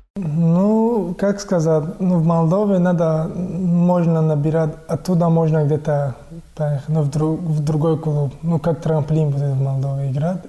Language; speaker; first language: Russian; non-native, local second language; Tajik